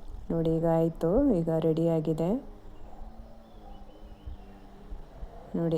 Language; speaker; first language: Kannada; native; Kannada